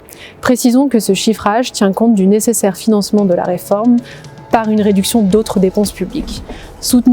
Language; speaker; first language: French; native; French